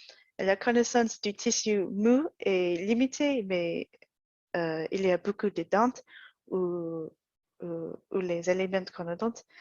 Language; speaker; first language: French; non-native, learner; English